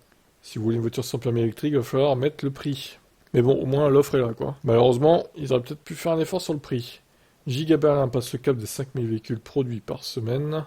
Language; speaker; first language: French; native; French